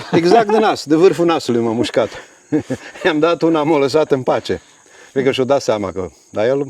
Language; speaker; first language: Romanian; native; Romanian